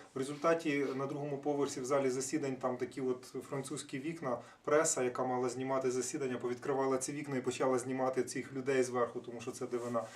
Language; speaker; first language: Ukrainian; native; Ukrainian